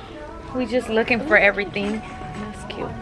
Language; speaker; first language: English; native; English